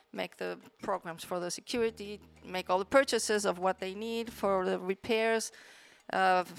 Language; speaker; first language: English; non-native, fluent; Spanish